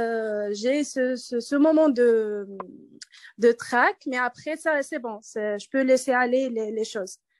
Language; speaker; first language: French; non-native, learner; Arabic